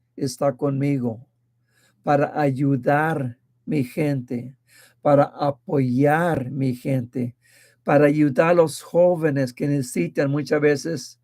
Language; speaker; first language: Spanish; early bilingual, heritage; Spanish